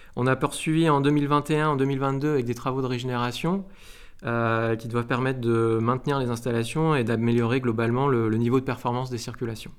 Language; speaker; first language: French; native; French